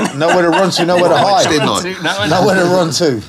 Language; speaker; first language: English; native; English